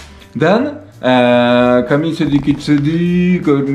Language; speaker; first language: Indonesian; non-native, learner; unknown